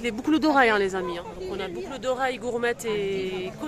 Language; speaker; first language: French; native; French